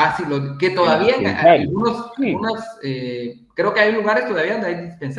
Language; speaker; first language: Spanish; native; Spanish